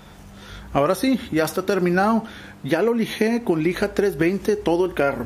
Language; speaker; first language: Spanish; early bilingual, heritage; Spanish